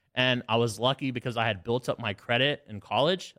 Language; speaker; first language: English; native; English